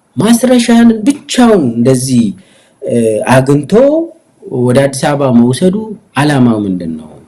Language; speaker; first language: Amharic; non-native, local second language; Oromo